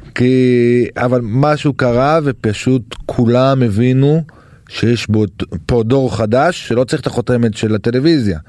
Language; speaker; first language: Hebrew; native; Hebrew